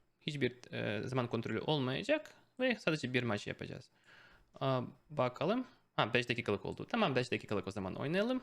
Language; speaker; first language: Turkish; non-native, fluent; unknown